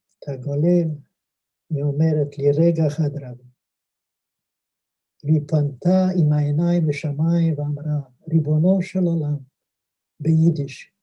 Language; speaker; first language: Hebrew; non-native, fluent; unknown